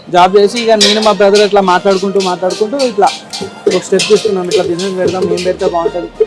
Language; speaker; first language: Telugu; native; Telugu